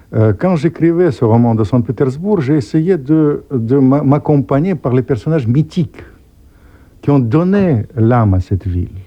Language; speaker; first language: French; non-native, fluent; Russian